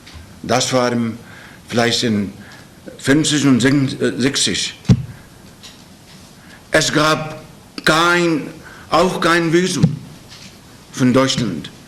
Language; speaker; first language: German; non-native, learner; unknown